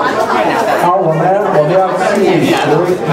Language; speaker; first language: Chinese; native; Chinese